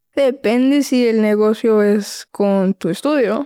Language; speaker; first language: Spanish; early bilingual, heritage; Spanish